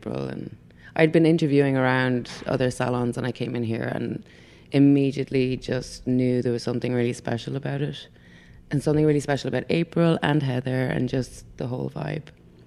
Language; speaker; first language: English; native; English